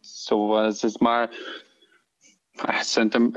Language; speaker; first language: Hungarian; non-native, fluent; English